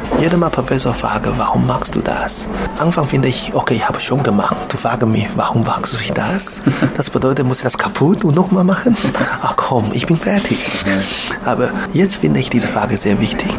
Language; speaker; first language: German; non-native, learner; Chinese